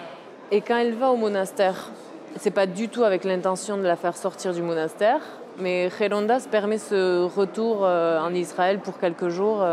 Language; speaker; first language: French; native; French